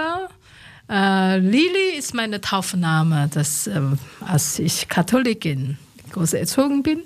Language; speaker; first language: German; non-native, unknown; Chinese